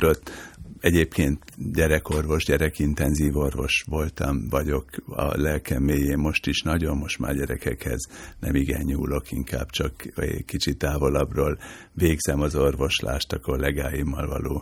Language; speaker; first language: Hungarian; native; Hungarian